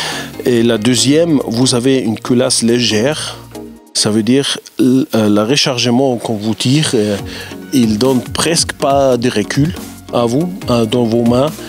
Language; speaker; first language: French; non-native, fluent; German